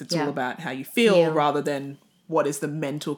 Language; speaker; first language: English; native; English